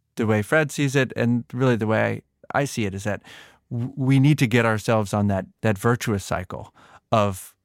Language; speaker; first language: English; native; English